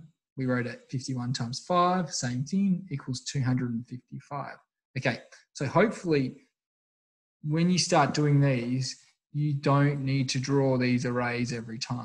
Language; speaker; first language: English; native; English